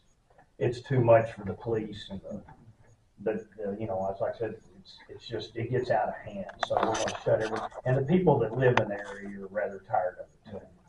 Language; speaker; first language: English; native; English